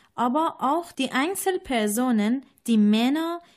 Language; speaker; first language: German; non-native, fluent; Persian